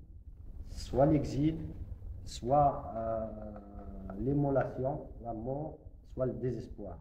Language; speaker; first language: French; non-native, local second language; Kabyle